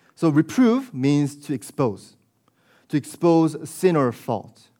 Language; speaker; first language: English; early bilingual, other home language; Korean